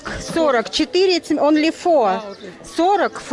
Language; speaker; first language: English; non-native, learner; Russian